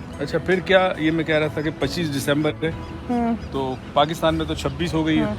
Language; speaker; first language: Urdu; native; Urdu